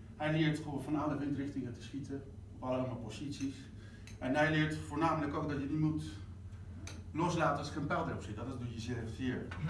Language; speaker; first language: Dutch; non-native, fluent; Spanish